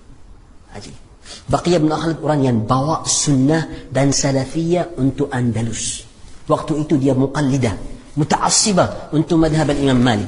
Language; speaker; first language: Indonesian; non-native, fluent; Arabic